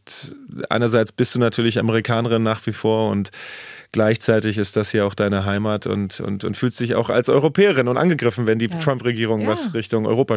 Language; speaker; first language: German; native; German